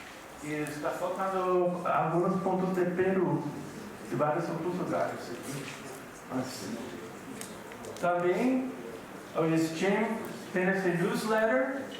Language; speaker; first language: Portuguese; non-native, fluent; English